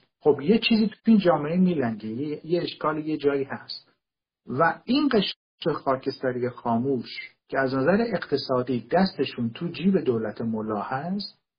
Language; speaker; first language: Persian; non-native, local second language; Kurdish